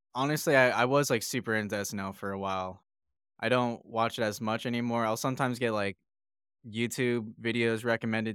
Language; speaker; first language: English; native; English